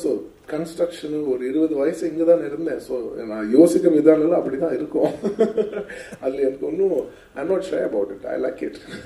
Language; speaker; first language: Tamil; non-native, local second language; Telugu